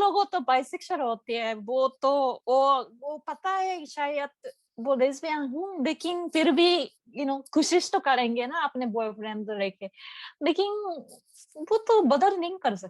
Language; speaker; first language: Hindi; non-native, learner; Japanese